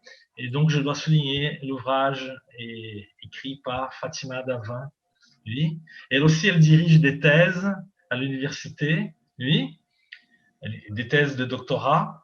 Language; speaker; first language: French; non-native, fluent; Portuguese